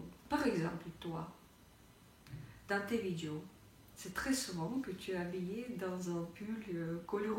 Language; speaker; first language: French; non-native, fluent; Russian